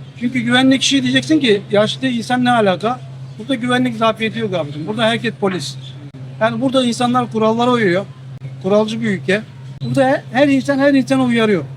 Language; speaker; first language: Turkish; native; Turkish